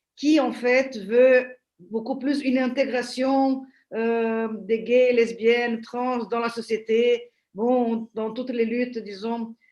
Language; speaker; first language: French; non-native, fluent; Portuguese